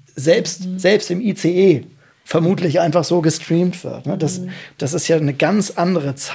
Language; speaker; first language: German; native; German